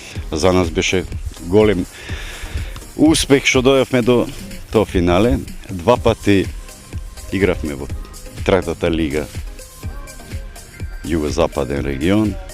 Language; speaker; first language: Macedonian; native; Macedonian